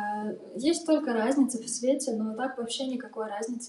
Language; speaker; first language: Russian; native; Russian